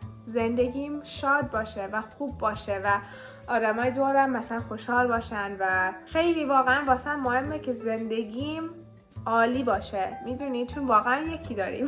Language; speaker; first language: Persian; early bilingual, heritage; Persian